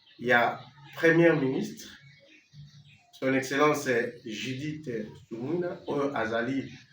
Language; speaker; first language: Lingala; non-native, local second language; Kongo